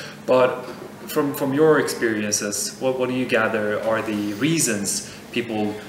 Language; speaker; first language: English; non-native, fluent; Swedish